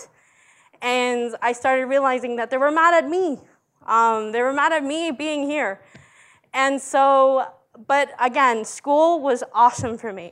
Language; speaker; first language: English; early bilingual, other home language; Spanish